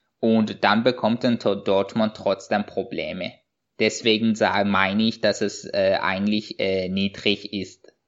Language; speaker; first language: German; non-native, fluent; Persian